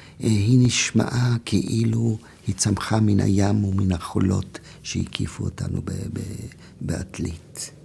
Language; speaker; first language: Hebrew; non-native, fluent; German